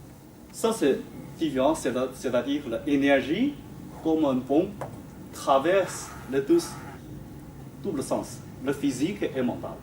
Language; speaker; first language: French; non-native, fluent; Chinese